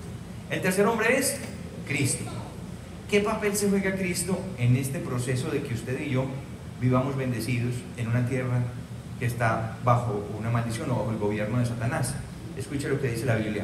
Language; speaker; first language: Spanish; native; Spanish